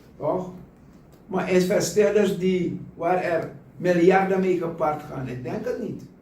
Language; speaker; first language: Dutch; native; Dutch